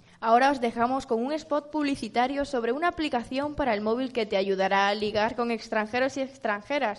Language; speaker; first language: Spanish; native; Spanish